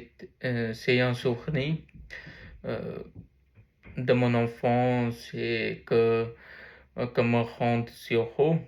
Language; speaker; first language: French; non-native, learner; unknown